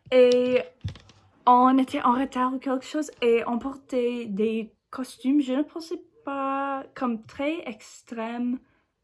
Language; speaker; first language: French; non-native, learner; English